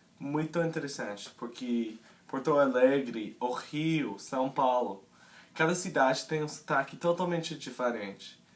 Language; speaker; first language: Portuguese; non-native, fluent; English